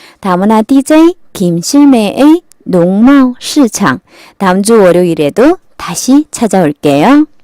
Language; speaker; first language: Korean; non-native, fluent; Chinese